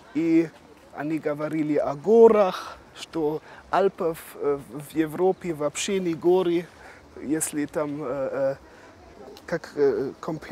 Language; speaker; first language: Russian; non-native, learner; German